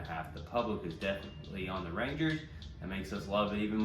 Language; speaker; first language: English; native; English